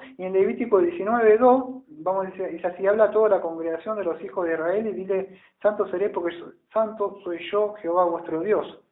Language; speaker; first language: Spanish; native; Spanish